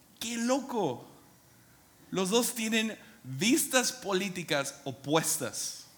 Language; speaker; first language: Spanish; non-native, fluent; English